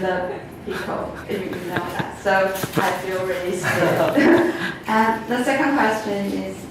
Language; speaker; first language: English; non-native, fluent; Chinese